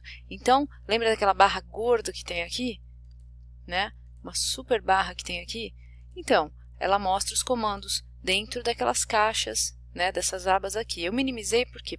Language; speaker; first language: Portuguese; native; Portuguese